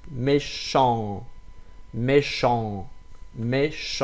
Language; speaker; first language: French; non-native, fluent; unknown